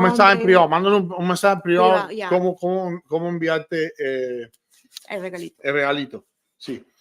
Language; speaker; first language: Spanish; early bilingual, heritage; Spanish